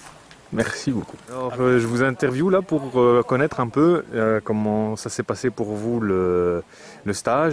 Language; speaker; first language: French; native; French